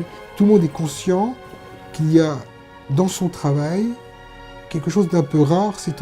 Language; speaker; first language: French; native; French